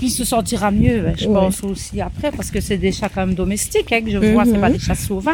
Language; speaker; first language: French; native; French